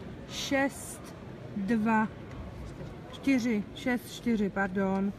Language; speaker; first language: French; non-native, learner; Czech